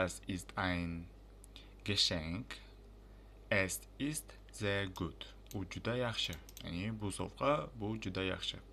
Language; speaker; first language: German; non-native, fluent; Uzbek